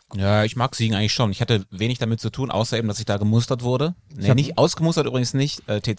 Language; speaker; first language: German; native; German